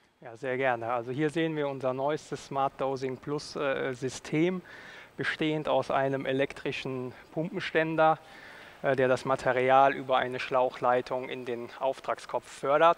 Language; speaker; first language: German; native; German